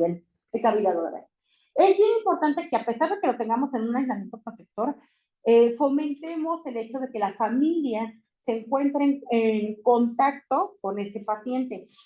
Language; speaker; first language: Spanish; native; Spanish